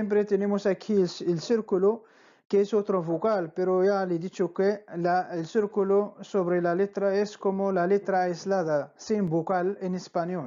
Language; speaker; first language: Spanish; non-native, fluent; Arabic